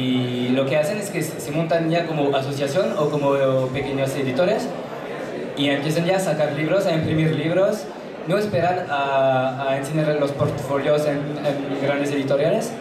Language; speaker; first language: Spanish; non-native, fluent; French